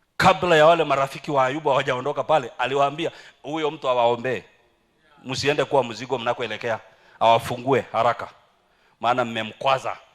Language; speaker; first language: Swahili; native; Swahili